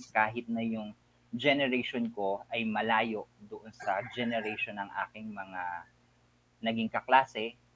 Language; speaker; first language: Filipino; native; Filipino